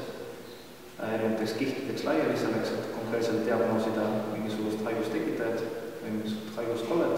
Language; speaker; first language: Estonian; native; Estonian